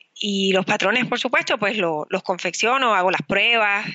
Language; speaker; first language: Spanish; native; Spanish